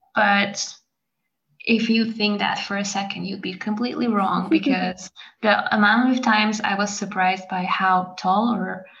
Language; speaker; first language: English; non-native, fluent; Hungarian